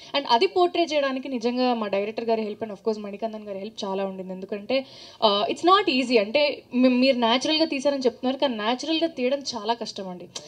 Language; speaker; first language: Telugu; native; Telugu